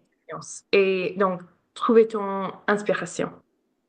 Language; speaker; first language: French; non-native, learner; English